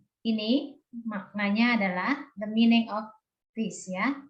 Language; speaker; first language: Indonesian; native; Indonesian